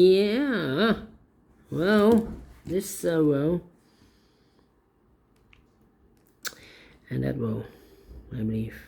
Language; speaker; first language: English; non-native, fluent; Dutch